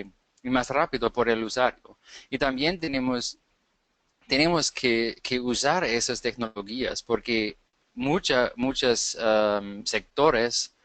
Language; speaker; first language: Spanish; non-native, fluent; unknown